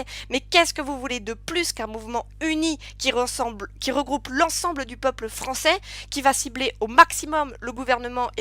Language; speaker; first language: French; native; French